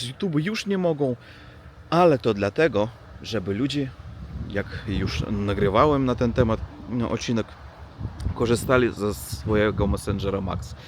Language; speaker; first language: Polish; non-native, learner; Russian